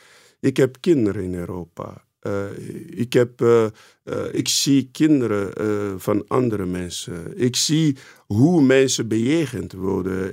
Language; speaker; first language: Dutch; non-native, fluent; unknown